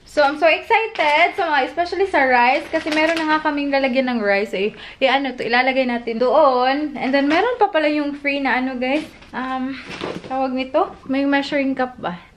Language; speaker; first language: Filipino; native; Filipino